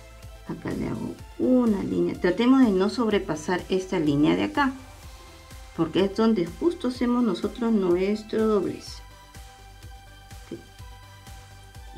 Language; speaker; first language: Spanish; native; Spanish